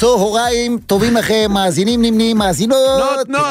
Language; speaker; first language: Hebrew; native; Hebrew